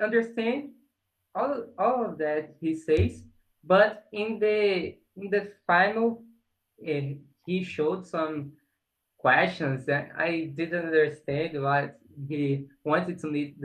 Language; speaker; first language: English; non-native, learner; Portuguese